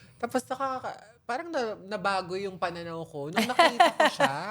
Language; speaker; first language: Filipino; native; Filipino